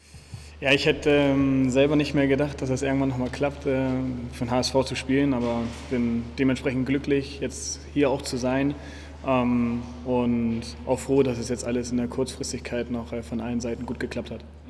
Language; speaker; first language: German; native; German